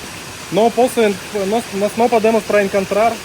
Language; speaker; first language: Portuguese; non-native, learner; Russian